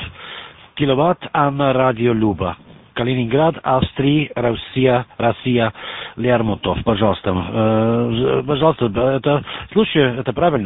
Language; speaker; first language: Russian; non-native, learner; German